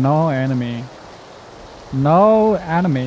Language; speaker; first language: English; non-native, learner; Korean